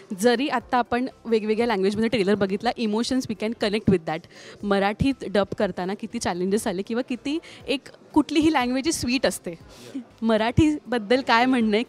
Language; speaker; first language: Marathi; native; Marathi